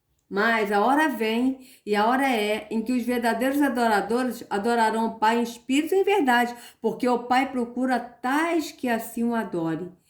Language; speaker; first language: Portuguese; native; Portuguese